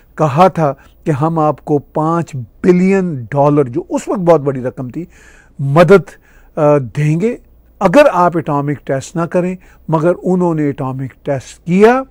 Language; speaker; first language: Urdu; non-native, local second language; Punjabi